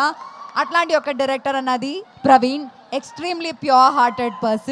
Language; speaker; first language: Telugu; non-native, fluent; Malayalam